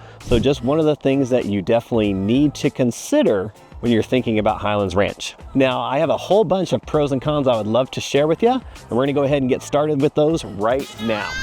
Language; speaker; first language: English; native; English